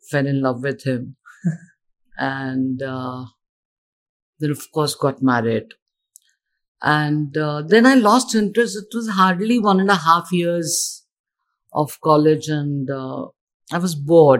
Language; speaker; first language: English; non-native, local second language; Gujarati